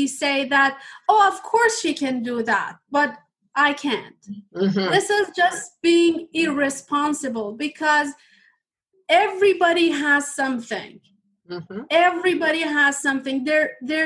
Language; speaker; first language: English; non-native, fluent; Persian